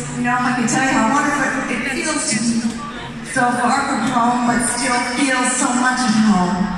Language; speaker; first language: English; native; English